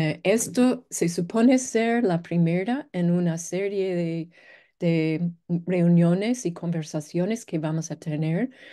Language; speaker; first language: Spanish; non-native, fluent; English